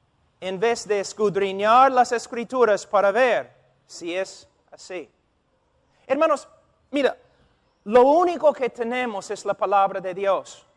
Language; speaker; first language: Spanish; non-native, fluent; English